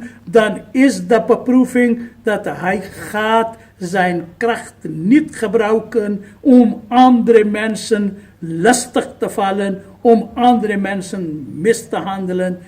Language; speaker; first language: Dutch; non-native, fluent; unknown